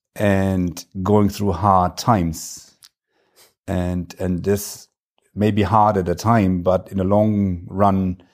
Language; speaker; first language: English; non-native, fluent; German